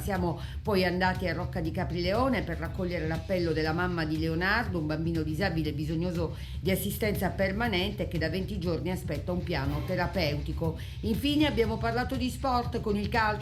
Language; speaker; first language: Italian; native; Italian